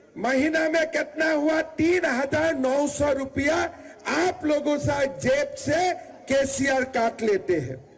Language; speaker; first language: Hindi; non-native, local second language; Assamese